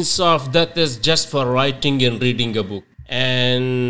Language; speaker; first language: English; non-native, learner; Persian